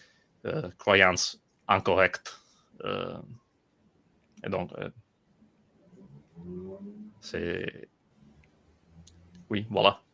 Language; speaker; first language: French; non-native, learner; Italian